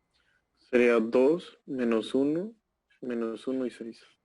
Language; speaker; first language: Spanish; native; Spanish